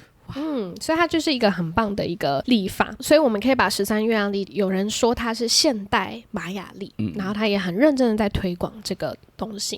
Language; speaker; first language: Chinese; native; Chinese